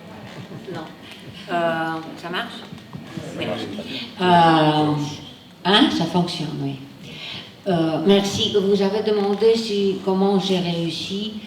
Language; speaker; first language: French; non-native, fluent; Romanian